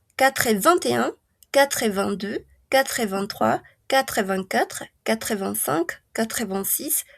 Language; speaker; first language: French; non-native, fluent; Spanish